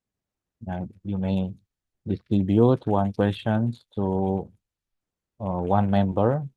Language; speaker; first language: English; non-native, fluent; Indonesian